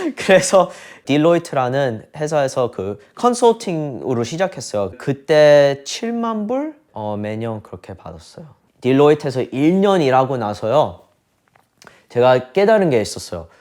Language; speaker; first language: Korean; early bilingual, heritage; Korean